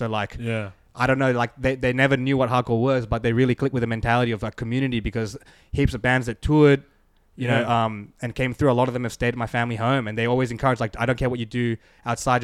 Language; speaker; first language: English; native; English